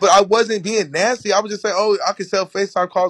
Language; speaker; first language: English; native; English